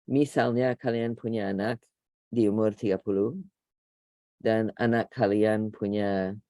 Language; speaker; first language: Indonesian; non-native, fluent; English